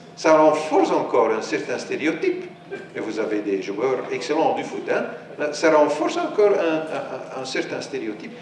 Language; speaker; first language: French; non-native, local second language; Dutch